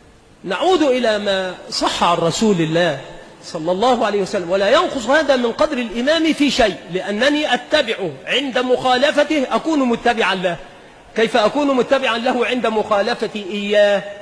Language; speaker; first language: Arabic; native; Arabic